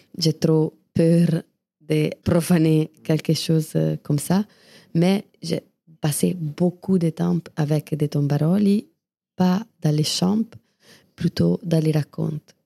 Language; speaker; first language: French; non-native, fluent; Italian